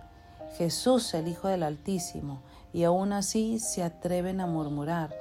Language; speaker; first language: Spanish; native; Spanish